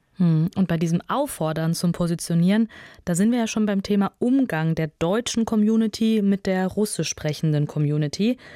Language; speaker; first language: German; early bilingual, other home language; Russian